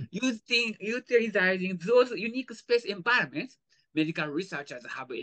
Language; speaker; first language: English; non-native, fluent; Japanese